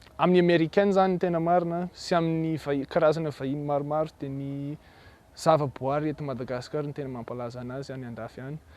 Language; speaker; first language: Malagasy; non-native, fluent; English